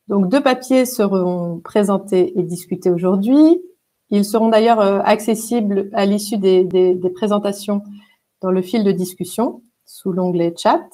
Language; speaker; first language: French; native; French